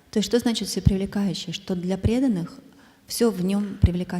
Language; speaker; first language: Russian; native; Russian